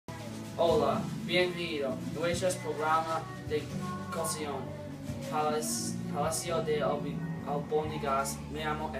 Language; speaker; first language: Spanish; non-native, learner; English